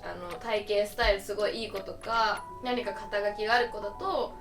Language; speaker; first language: Japanese; native; Japanese